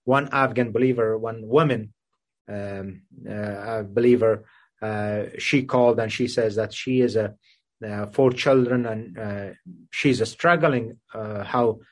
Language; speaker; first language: English; non-native, fluent; Persian